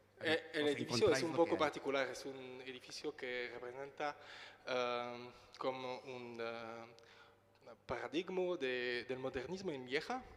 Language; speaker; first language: Spanish; non-native, learner; French